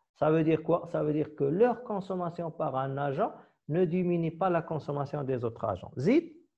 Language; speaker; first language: French; non-native, local second language; Arabic